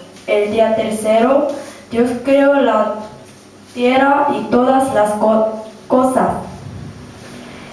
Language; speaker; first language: Spanish; non-native, learner; Korean